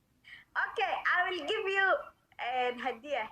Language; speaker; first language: English; non-native, learner; Somali